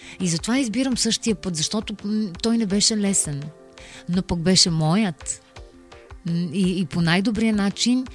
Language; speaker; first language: Bulgarian; native; Bulgarian